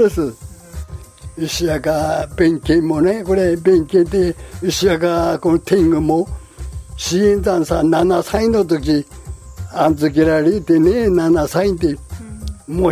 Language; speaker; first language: Japanese; native; Japanese